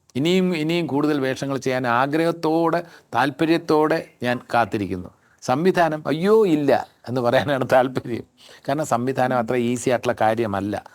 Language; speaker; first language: Malayalam; native; Malayalam